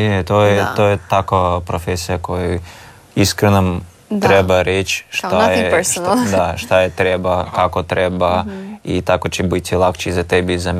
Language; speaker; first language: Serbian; non-native, learner; Russian